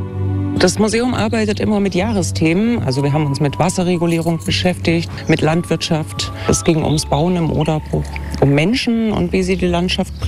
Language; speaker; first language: German; native; German